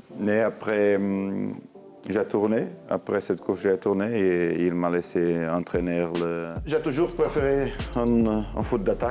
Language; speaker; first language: French; non-native, learner; Portuguese